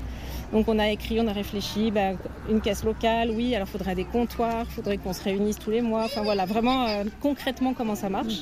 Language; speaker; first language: French; native; French